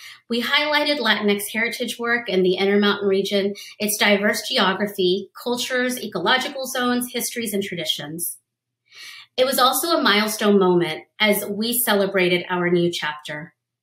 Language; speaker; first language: English; early bilingual, other home language; Spanish